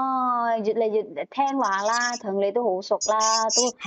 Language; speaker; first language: Cantonese; native; Cantonese